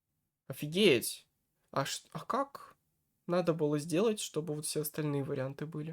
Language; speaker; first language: Russian; native; Russian